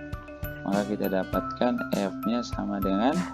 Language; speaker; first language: Indonesian; native; Indonesian